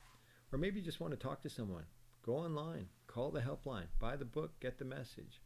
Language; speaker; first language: English; native; English